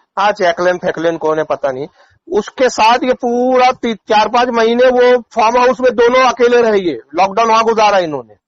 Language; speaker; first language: Urdu; native; Urdu